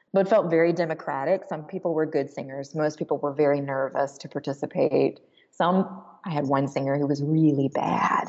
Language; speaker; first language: English; native; English